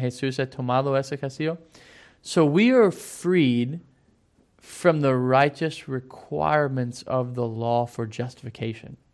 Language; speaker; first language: English; native; English